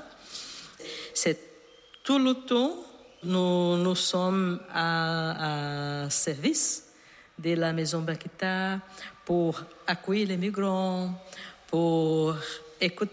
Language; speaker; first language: French; non-native, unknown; Portuguese